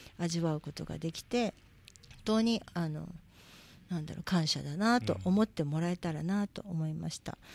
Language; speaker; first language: Japanese; native; Japanese